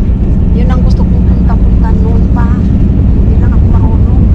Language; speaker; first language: Filipino; non-native, local second language; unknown